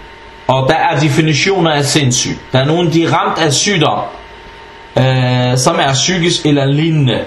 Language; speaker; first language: Danish; non-native, fluent; Arabic